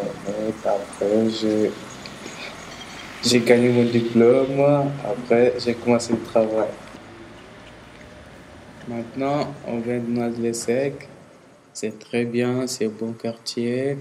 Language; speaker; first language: French; non-native, learner; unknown